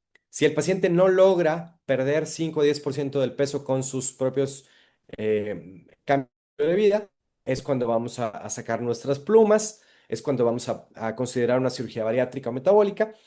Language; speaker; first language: Spanish; native; Spanish